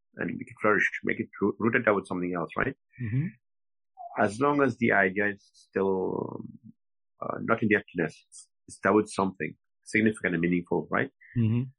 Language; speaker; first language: English; non-native, fluent; French